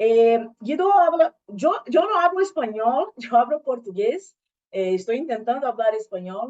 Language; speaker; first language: Spanish; non-native, learner; Portuguese